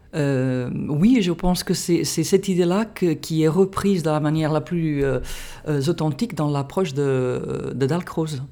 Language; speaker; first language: French; non-native, fluent; Catalan